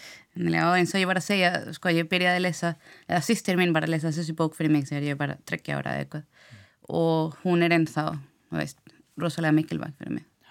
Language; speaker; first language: Icelandic; non-native, learner; Spanish